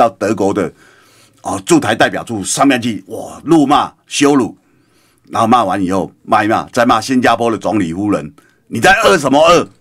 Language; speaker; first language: Chinese; native; Chinese